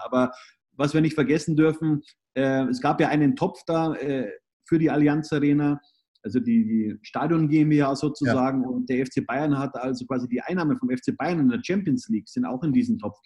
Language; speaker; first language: German; native; German